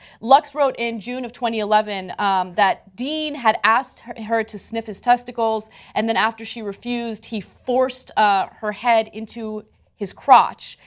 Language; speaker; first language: English; native; English